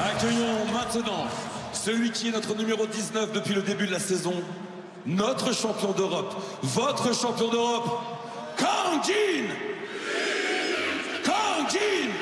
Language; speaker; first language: French; native; French